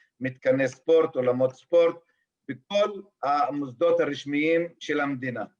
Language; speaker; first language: Hebrew; non-native, local second language; Arabic